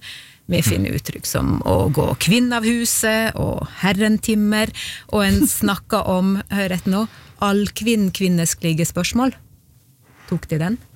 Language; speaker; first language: Norwegian; native; Norwegian